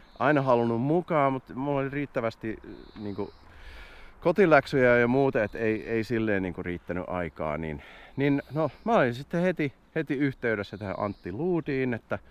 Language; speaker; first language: Finnish; non-native, fluent; English